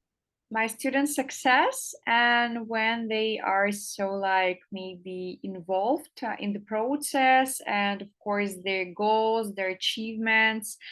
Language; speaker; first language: English; non-native, fluent; Russian